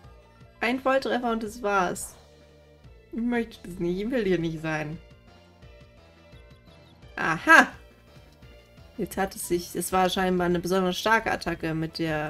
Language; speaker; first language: German; native; German